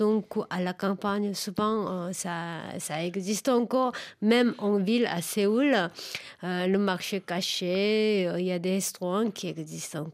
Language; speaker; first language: French; non-native, fluent; Korean